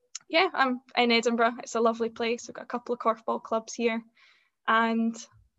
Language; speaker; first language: English; native; English